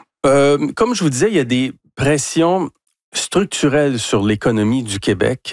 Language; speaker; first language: French; native; French